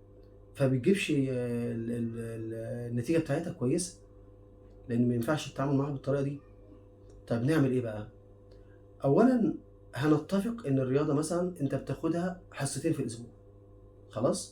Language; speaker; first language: Arabic; native; Arabic